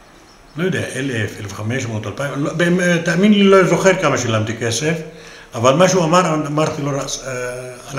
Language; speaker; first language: Hebrew; non-native, local second language; Arabic